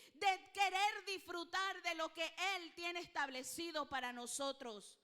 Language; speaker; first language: Spanish; native; Spanish